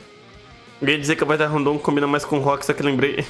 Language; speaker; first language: Portuguese; native; Portuguese